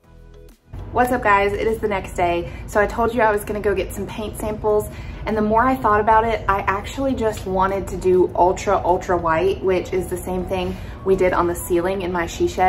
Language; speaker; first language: English; native; English